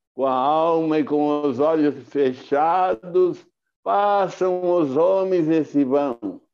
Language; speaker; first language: Portuguese; native; Portuguese